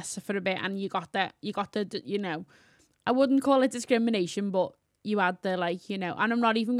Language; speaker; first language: English; native; English